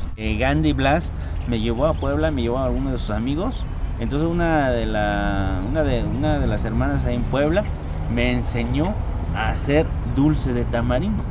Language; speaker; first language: Spanish; non-native, local second language; Tzotzil